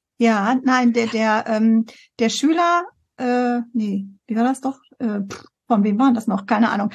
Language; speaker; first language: German; native; German